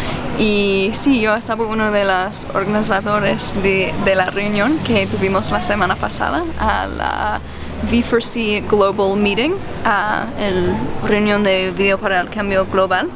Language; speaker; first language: Spanish; non-native, fluent; English